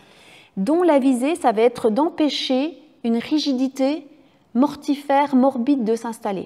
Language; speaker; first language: French; native; French